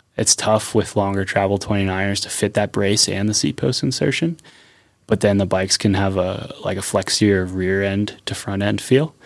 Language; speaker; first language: English; native; English